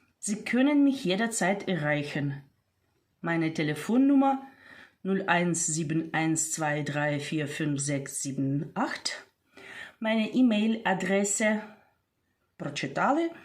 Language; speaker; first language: German; non-native, fluent; Ukrainian